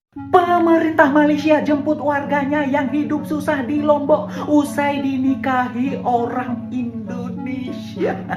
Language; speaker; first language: Indonesian; native; Indonesian